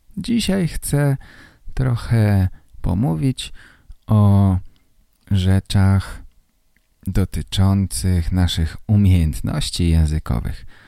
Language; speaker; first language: Polish; native; Polish